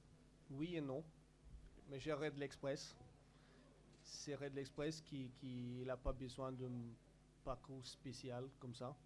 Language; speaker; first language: French; non-native, learner; Swedish